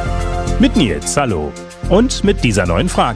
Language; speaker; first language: German; native; German